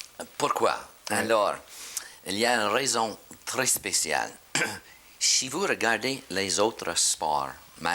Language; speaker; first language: French; non-native, learner; English